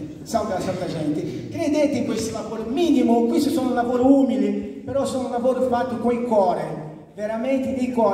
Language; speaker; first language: Italian; non-native, fluent; Portuguese